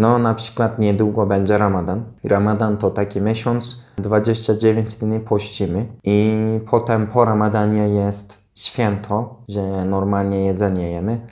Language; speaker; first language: Polish; non-native, fluent; Turkish